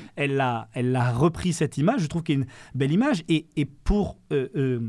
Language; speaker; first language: French; native; French